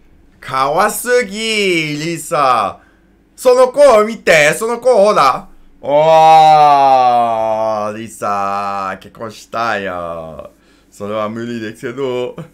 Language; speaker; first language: Japanese; non-native, learner; English